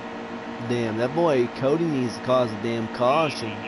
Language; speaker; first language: English; native; English